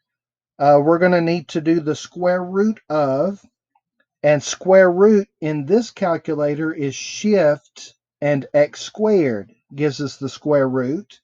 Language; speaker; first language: English; native; English